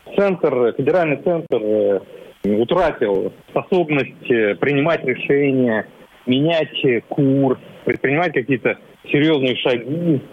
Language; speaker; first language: Russian; native; Russian